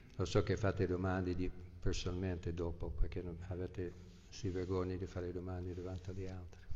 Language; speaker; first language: Italian; non-native, fluent; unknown